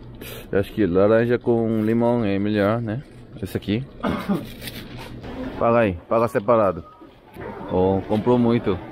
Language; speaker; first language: Portuguese; non-native, learner; Korean